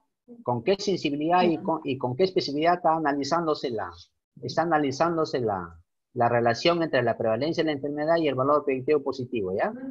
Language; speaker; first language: Spanish; native; Spanish